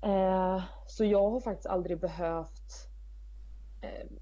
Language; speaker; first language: Swedish; native; Swedish